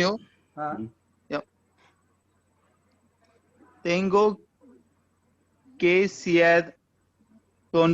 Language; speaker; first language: Spanish; non-native, learner; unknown